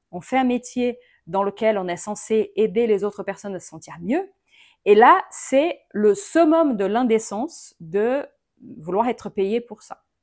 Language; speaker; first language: French; non-native, fluent; Portuguese